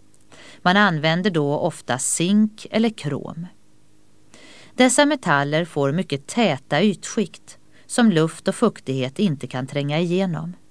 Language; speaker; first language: Swedish; native; Swedish